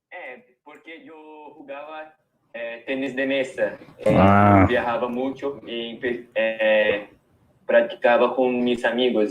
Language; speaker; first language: Spanish; non-native, fluent; Portuguese